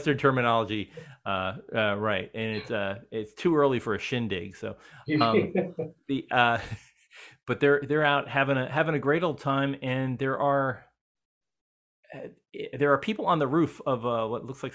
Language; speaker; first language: English; native; English